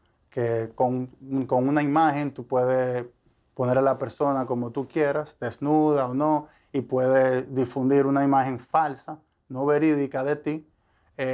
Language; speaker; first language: Spanish; native; Spanish